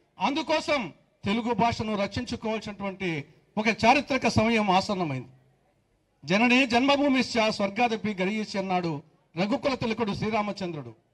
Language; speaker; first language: Telugu; native; Telugu